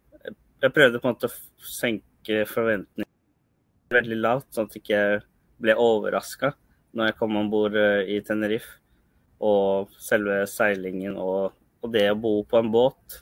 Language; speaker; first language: Norwegian; early bilingual, other home language; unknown